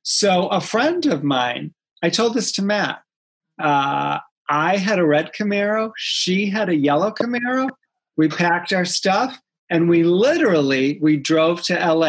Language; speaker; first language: English; native; English